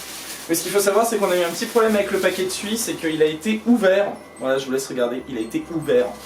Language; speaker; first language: French; native; French